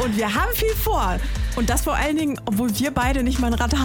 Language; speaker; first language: German; native; German